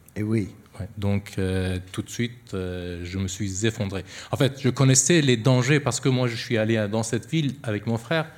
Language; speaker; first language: French; non-native, fluent; Persian